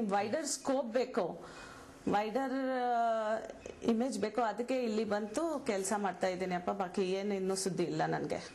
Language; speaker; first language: Kannada; non-native, learner; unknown